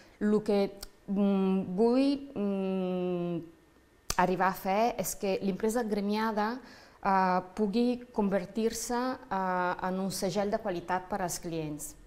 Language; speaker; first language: Catalan; non-native, fluent; Italian